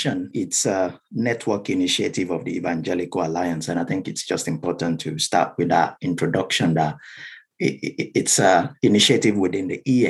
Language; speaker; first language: English; non-native, local second language; Yoruba